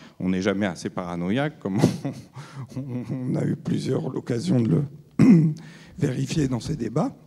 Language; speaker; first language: French; native; French